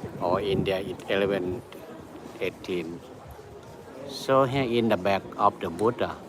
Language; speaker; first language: English; non-native, learner; Thai